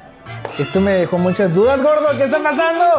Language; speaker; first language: Spanish; native; Spanish